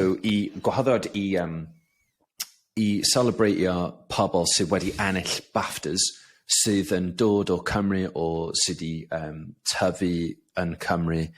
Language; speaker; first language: Welsh; non-native, local second language; English